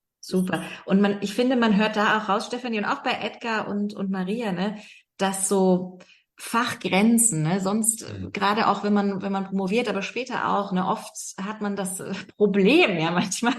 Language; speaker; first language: German; native; German